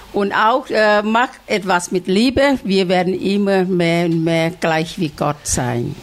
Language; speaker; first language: German; non-native, learner; Thai